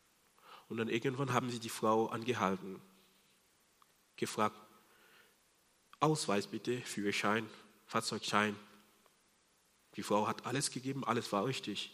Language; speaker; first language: German; non-native, fluent; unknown